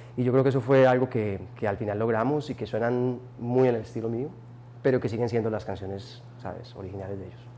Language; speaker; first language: Spanish; native; Spanish